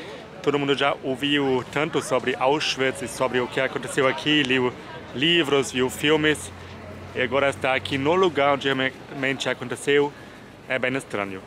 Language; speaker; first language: Portuguese; non-native, fluent; German